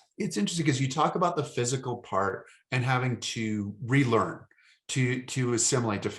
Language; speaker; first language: English; native; English